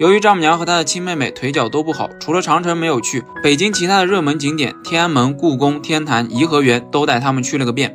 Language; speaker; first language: Chinese; native; Chinese